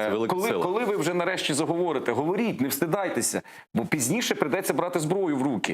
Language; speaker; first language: Ukrainian; native; Ukrainian